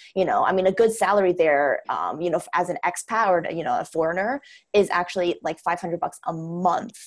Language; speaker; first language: English; non-native, fluent; Chinese